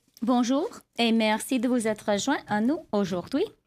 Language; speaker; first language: French; non-native, fluent; English